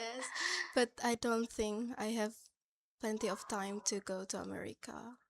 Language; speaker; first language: English; non-native, learner; Indonesian